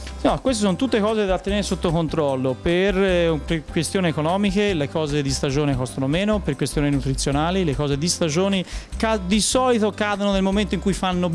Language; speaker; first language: Italian; native; Italian